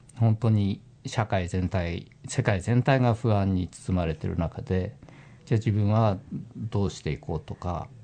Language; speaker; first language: Japanese; native; Japanese